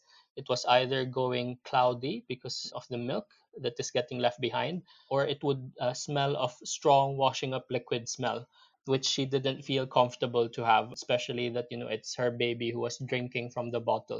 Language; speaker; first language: English; non-native, local second language; Filipino